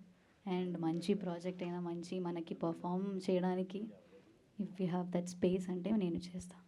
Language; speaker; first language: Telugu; non-native, learner; Malayalam